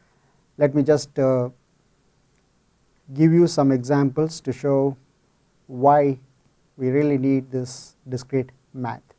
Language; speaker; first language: English; non-native, fluent; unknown